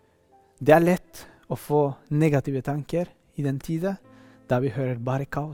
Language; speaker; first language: Norwegian; non-native, fluent; Spanish